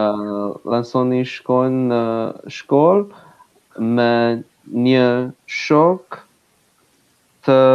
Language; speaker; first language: Albanian; non-native, learner; Chinese